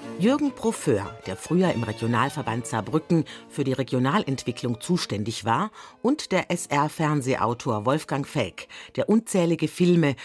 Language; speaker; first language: German; native; German